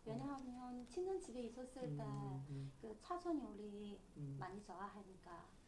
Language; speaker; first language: Korean; non-native, learner; Chinese